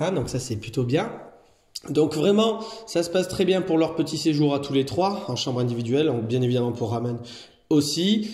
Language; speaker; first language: French; native; French